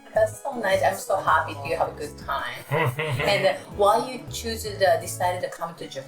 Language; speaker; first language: English; non-native, learner; Japanese